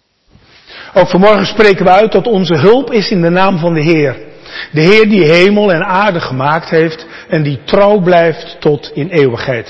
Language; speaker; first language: Dutch; native; Dutch